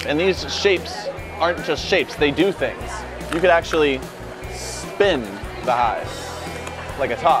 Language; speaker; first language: English; native; English